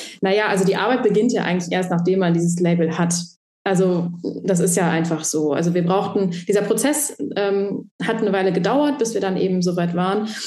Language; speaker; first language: German; native; German